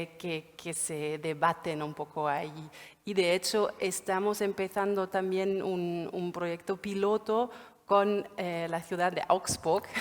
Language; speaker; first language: Spanish; non-native, fluent; German